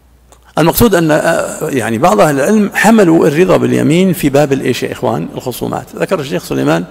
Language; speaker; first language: Arabic; native; Arabic